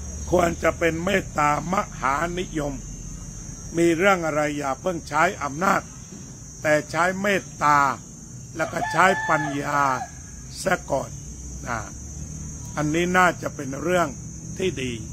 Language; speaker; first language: Thai; native; Thai